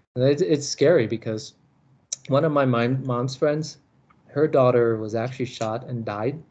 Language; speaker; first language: English; early bilingual, other home language; Lao